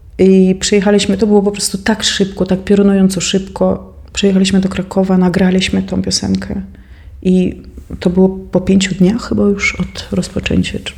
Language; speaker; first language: Polish; non-native, fluent; Russian